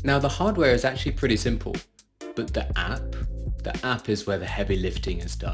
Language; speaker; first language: English; native; English